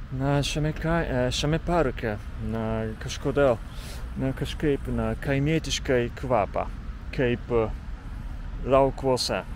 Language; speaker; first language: Lithuanian; non-native, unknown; Japanese